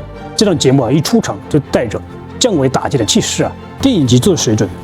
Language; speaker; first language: Chinese; native; Chinese